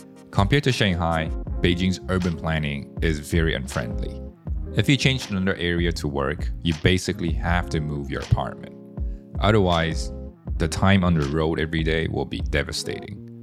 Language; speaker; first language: English; early bilingual, other home language; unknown